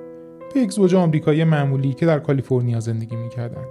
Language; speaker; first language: Persian; native; Persian